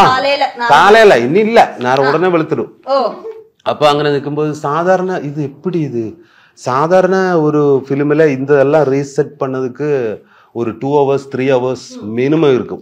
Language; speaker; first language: Tamil; non-native, learner; Malayalam